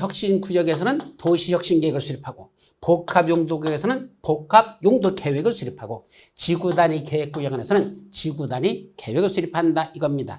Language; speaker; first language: Korean; native; Korean